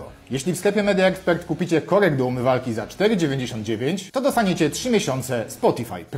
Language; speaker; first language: Polish; native; Polish